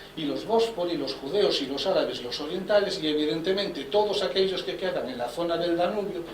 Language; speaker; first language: Spanish; non-native, local second language; Galician